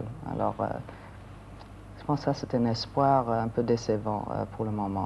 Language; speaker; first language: French; non-native, fluent; English